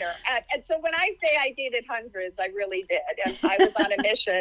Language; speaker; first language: English; native; English